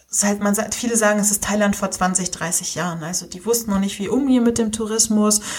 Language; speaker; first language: German; native; German